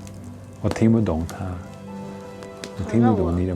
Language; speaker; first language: Chinese; non-native, fluent; Dutch